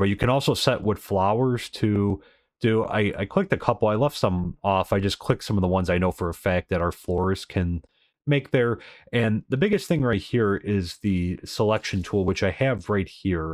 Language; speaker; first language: English; native; English